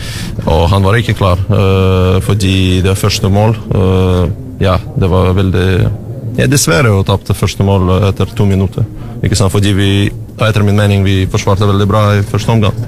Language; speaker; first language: Norwegian; non-native, learner; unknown